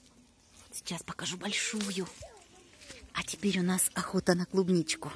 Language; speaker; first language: Russian; native; Russian